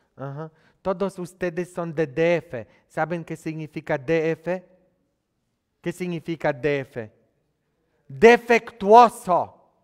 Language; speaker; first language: Spanish; non-native, fluent; Polish